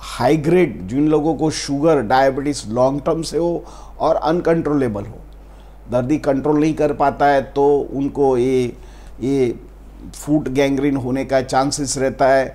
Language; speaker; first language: Hindi; non-native, local second language; Gujarati